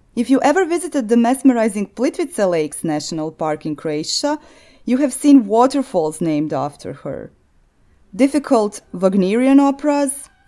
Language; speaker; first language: English; non-native, fluent; Croatian